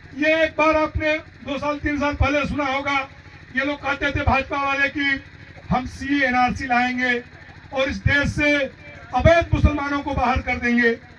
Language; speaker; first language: Hindi; native; Hindi